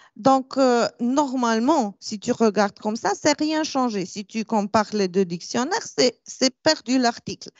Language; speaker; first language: French; non-native, fluent; Romanian